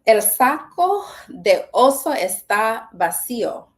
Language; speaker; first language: Spanish; non-native, learner; English